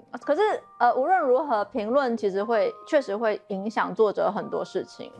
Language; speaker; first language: Chinese; native; Chinese